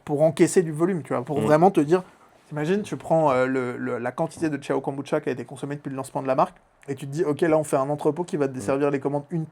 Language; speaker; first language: French; native; French